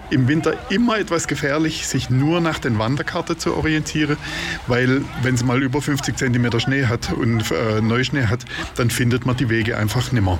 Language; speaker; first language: German; native; German